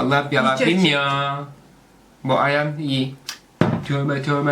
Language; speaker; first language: Turkish; non-native, learner; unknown